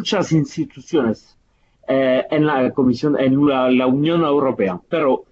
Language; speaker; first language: Spanish; non-native, fluent; Italian